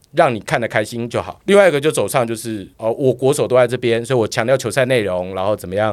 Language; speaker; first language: Chinese; native; Chinese